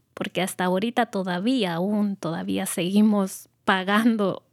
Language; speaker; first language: Spanish; native; Spanish